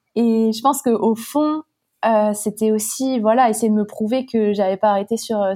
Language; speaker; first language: French; native; French